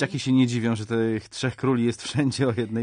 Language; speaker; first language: Polish; native; Polish